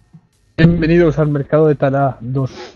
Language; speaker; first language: Spanish; native; Spanish